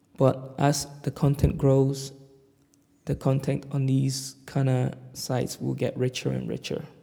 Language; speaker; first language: English; native; English